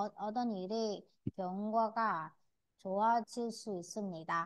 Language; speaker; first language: Korean; non-native, learner; Vietnamese